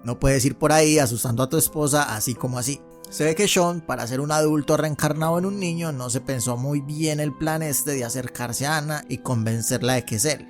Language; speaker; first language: Spanish; native; Spanish